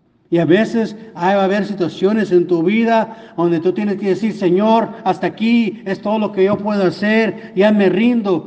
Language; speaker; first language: Spanish; non-native, fluent; English